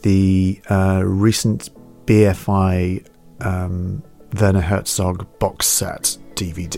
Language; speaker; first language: English; native; English